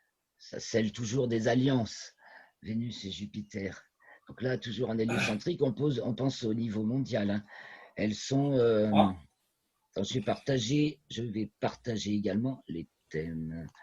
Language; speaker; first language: French; native; French